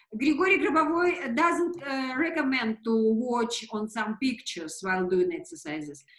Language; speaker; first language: English; non-native, fluent; Russian